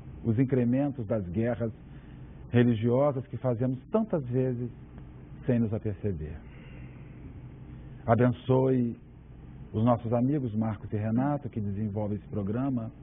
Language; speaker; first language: Portuguese; native; Portuguese